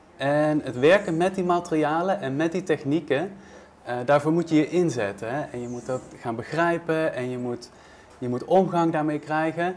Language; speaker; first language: Dutch; native; Dutch